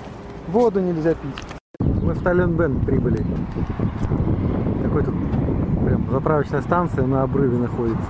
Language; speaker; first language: Russian; native; Russian